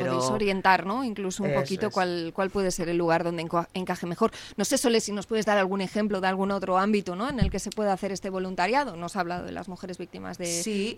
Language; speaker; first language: Spanish; native; Spanish